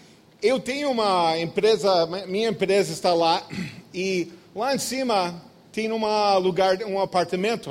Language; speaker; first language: Portuguese; non-native, fluent; English